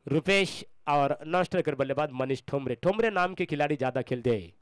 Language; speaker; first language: Hindi; non-native, local second language; Marathi